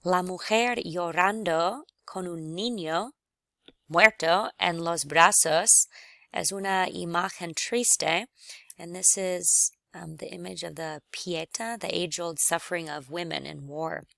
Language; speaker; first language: Spanish; non-native, fluent; English